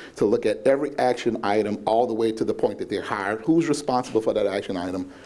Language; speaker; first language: English; native; English